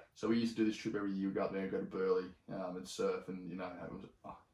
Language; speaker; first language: English; native; English